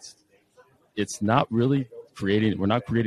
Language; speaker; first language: English; native; English